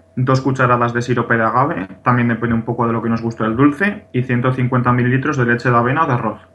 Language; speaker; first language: Spanish; native; Spanish